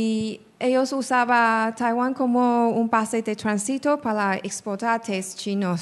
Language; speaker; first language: Spanish; non-native, fluent; Chinese